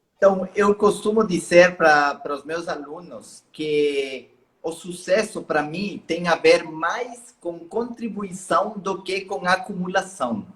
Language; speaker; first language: Portuguese; non-native, fluent; Spanish